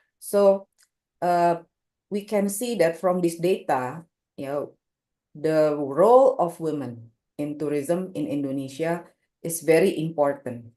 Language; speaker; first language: English; non-native, local second language; Indonesian